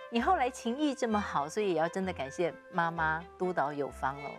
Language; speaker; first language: Chinese; native; Chinese